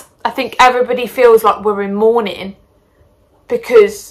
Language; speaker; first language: English; native; English